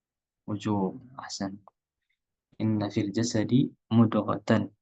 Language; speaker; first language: Arabic; non-native, fluent; Indonesian